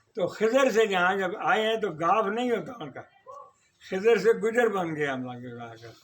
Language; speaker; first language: Urdu; non-native, local second language; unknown